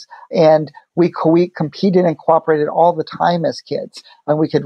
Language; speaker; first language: English; native; English